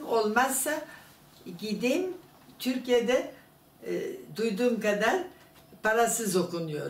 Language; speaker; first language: Turkish; non-native, fluent; German